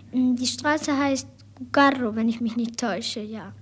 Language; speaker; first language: German; early bilingual, other home language; Spanish